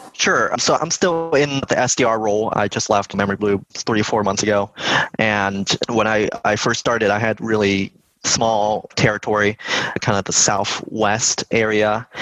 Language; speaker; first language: English; early bilingual, other home language; Vietnamese